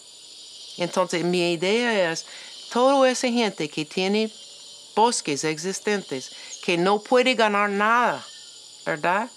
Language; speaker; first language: Spanish; non-native, learner; English